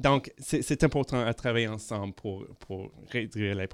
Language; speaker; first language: French; non-native, local second language; English